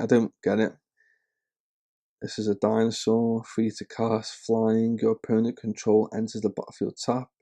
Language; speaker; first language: English; native; English